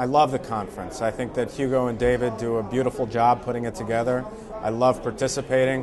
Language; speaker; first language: English; native; English